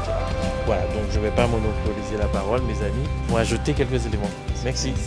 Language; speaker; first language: French; native; French